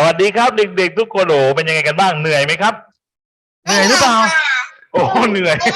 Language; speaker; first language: Thai; native; Thai